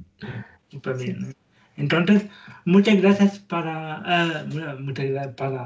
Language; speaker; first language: Spanish; non-native, learner; German